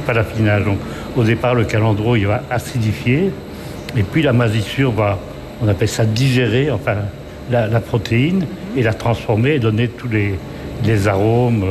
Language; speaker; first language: French; native; French